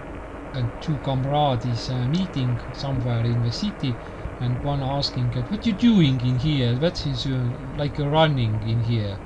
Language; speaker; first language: English; non-native, learner; Estonian